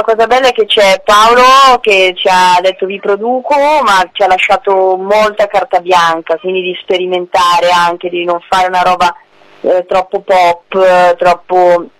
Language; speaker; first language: Italian; non-native, fluent; English